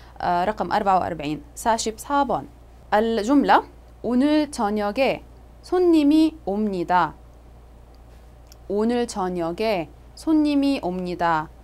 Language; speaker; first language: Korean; non-native, fluent; Arabic